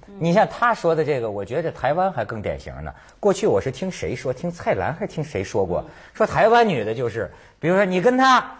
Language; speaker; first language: Chinese; native; Chinese